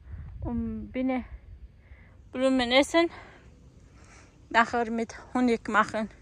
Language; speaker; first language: German; non-native, learner; Persian